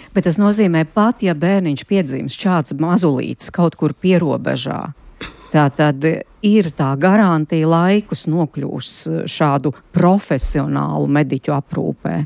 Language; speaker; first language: Latvian; native; Latvian